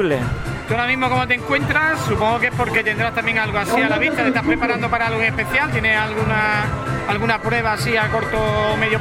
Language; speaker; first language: Spanish; native; Spanish